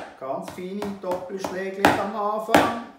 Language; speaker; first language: German; native; German